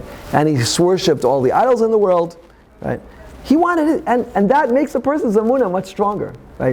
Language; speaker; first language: English; native; English